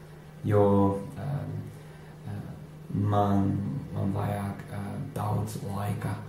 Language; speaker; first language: Latvian; non-native, learner; English